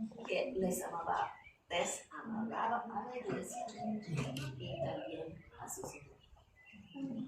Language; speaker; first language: Spanish; non-native, fluent; English